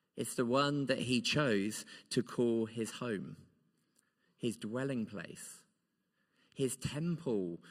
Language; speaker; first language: English; native; English